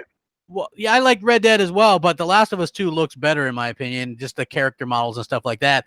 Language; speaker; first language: English; native; English